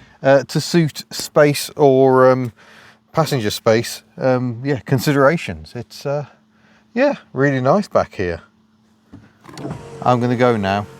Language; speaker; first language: English; native; English